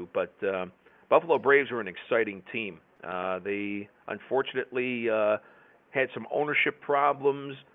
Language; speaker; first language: English; native; English